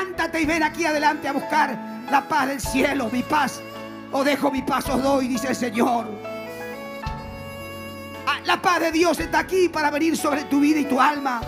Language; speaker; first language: Spanish; native; Spanish